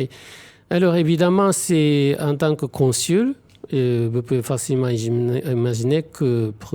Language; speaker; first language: French; non-native, fluent; Japanese